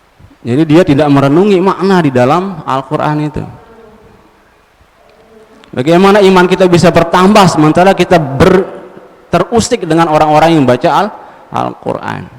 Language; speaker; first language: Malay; non-native, local second language; Sasak